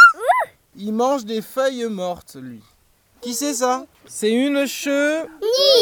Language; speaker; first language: French; native; French